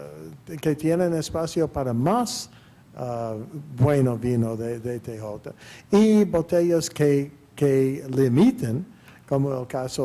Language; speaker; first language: Spanish; non-native, fluent; English